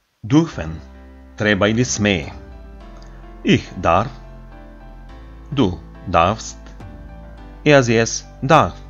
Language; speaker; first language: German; non-native, fluent; Macedonian